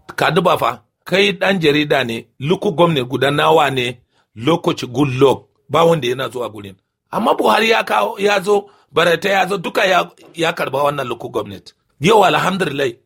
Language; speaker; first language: Hausa; non-native, local second language; Kanuri